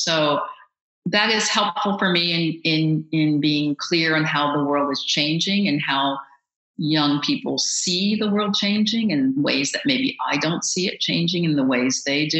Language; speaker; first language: English; native; English